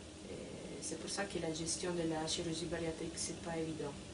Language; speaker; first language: French; non-native, fluent; Italian